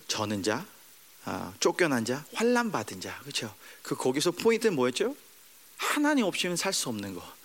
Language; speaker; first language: Korean; early bilingual, heritage; Korean